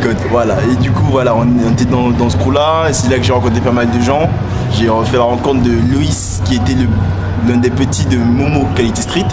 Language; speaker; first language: French; native; French